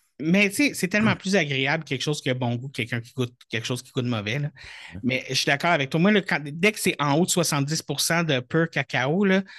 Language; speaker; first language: French; native; French